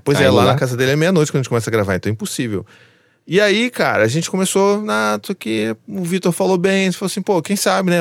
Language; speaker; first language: Portuguese; native; Portuguese